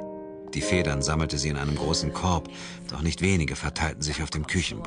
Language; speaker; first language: German; native; German